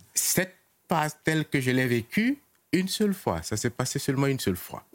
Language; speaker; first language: French; non-native, local second language; Mossi